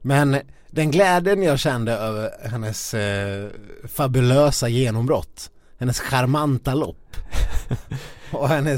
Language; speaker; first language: Swedish; native; Swedish